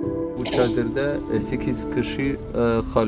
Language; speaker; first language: Turkish; non-native, fluent; Arabic